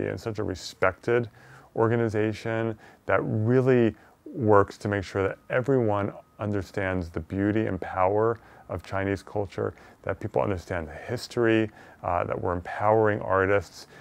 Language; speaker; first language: English; native; English